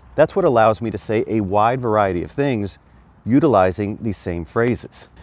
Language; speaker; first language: English; native; English